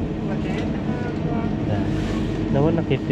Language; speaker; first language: Russian; non-native, learner; Cebuano